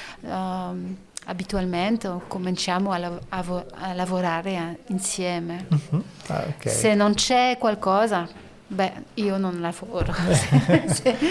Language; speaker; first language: Italian; non-native, learner; French